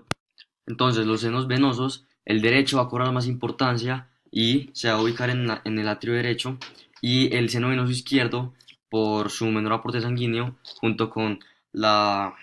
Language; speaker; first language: Spanish; native; Spanish